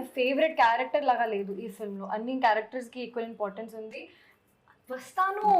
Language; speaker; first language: Telugu; non-native, fluent; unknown